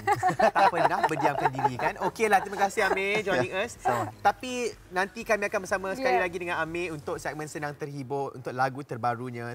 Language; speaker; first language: Malay; native; Malay